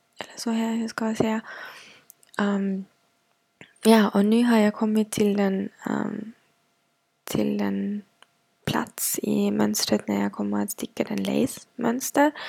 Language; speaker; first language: Swedish; non-native, fluent; German